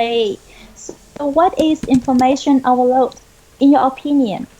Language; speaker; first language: English; non-native, fluent; Vietnamese